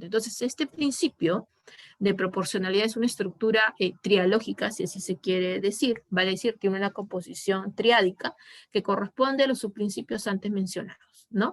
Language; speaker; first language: Spanish; native; Spanish